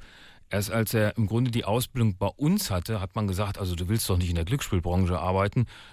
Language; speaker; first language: German; native; German